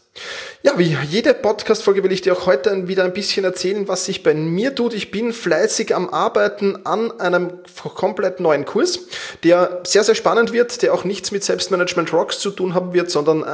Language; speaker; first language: German; native; German